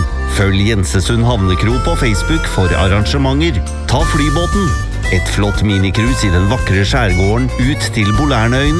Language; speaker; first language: Norwegian; native; Norwegian